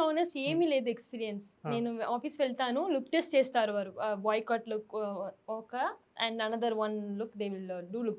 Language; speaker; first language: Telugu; non-native, learner; Tamil